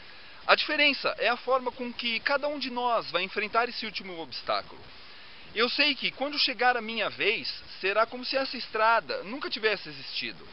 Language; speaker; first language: Portuguese; native; Portuguese